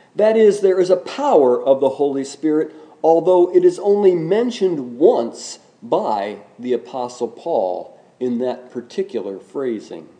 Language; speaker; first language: English; native; English